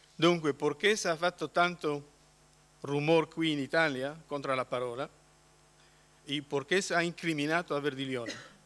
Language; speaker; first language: Italian; non-native, learner; Polish